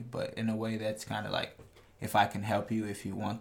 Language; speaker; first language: English; native; English